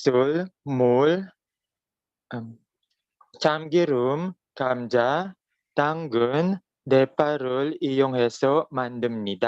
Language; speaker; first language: Korean; non-native, learner; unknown